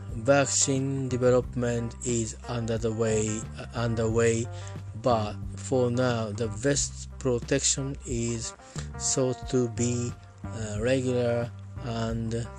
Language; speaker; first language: English; non-native, learner; Japanese